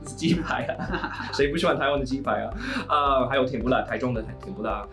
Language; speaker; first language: Chinese; non-native, fluent; English